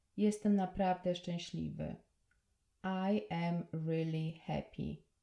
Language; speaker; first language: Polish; native; Polish